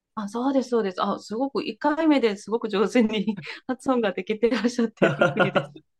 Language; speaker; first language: Japanese; non-native, fluent; Korean